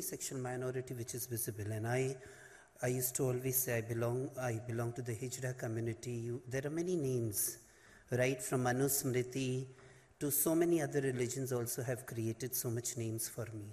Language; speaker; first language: English; non-native, local second language; Hindi